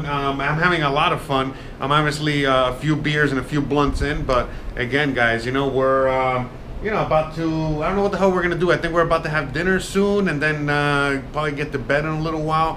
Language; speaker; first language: English; native; English